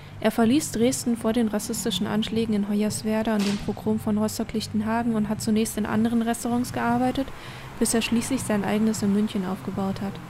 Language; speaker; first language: German; early bilingual, other home language; Vietnamese